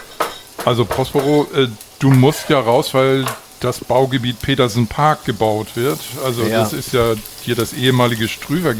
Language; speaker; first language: German; native; German